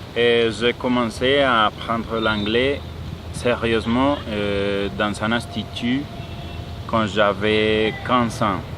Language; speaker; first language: French; non-native, fluent; Spanish